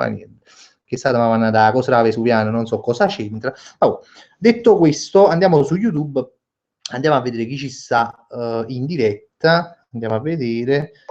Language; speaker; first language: Italian; native; Italian